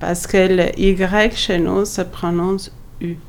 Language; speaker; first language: French; non-native, learner; Albanian